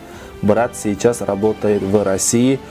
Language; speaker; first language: Russian; non-native, fluent; Kyrgyz